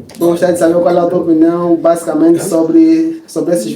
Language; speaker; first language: Portuguese; native; Portuguese